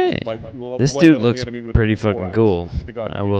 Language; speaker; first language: English; native; English